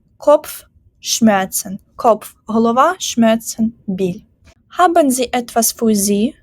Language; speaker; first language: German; non-native, fluent; Ukrainian